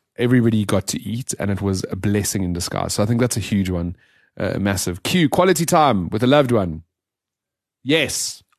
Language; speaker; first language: English; native; English